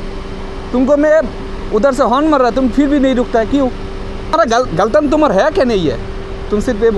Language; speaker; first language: Hindi; non-native, learner; Bangla